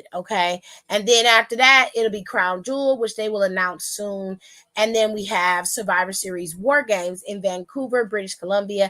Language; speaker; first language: English; native; English